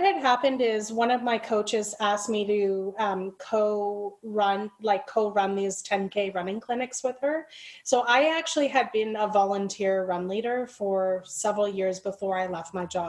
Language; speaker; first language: English; native; English